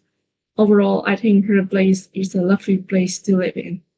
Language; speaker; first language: English; non-native, fluent; Vietnamese